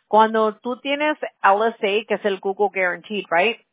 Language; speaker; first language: Spanish; early bilingual, other home language; English